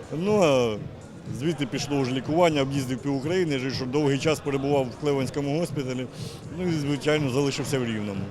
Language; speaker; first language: Ukrainian; native; Ukrainian